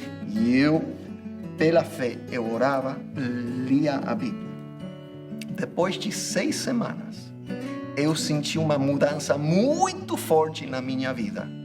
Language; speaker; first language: Portuguese; non-native, fluent; English